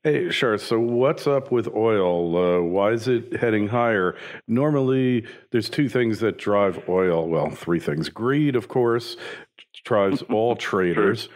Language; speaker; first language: English; native; English